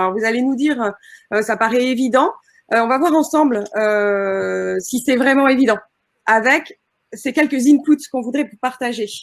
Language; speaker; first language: French; native; French